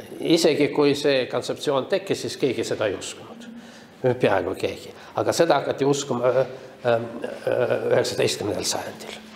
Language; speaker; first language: Estonian; non-native, local second language; Russian